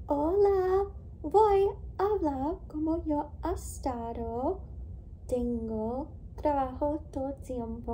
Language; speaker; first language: Spanish; non-native, learner; English